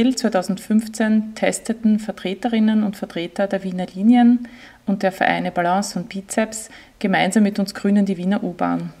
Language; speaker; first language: German; native; German